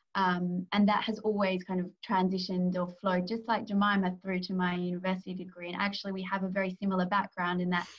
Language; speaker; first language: English; native; English